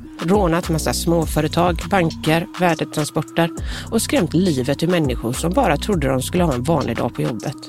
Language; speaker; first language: Swedish; native; Swedish